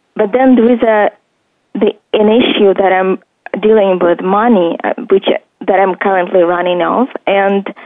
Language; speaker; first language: English; non-native, fluent; Ukrainian